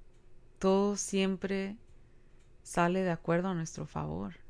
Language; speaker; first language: Spanish; early bilingual, heritage; Spanish